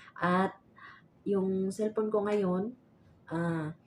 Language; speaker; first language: Filipino; non-native, local second language; Cebuano